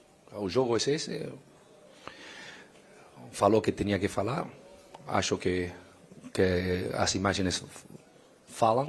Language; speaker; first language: Portuguese; non-native, fluent; Spanish